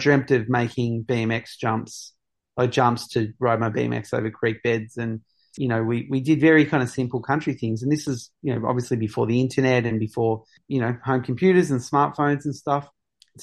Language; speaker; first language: English; native; English